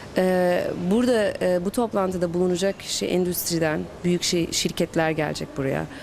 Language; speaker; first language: Turkish; early bilingual, heritage; Turkish